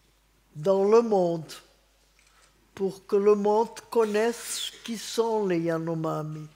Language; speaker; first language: French; non-native, fluent; Hungarian